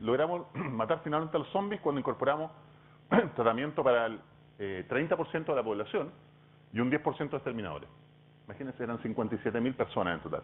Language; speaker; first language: Spanish; native; Spanish